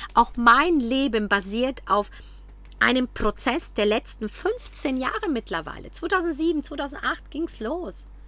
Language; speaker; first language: German; early bilingual, other home language; Polish